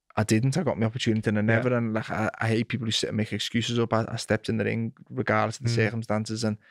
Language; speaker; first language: English; native; English